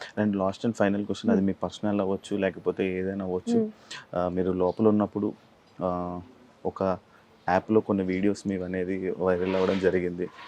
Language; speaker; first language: Telugu; native; Telugu